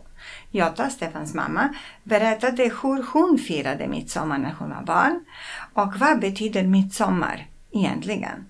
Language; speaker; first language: Swedish; non-native, fluent; Serbian